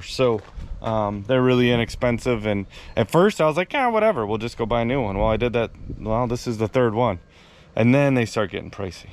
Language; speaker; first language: English; native; English